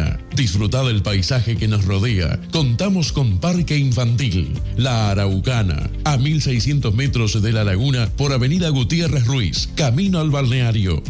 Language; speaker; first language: Spanish; native; Spanish